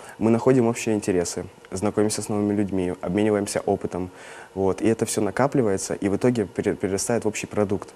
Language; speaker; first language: Russian; native; Russian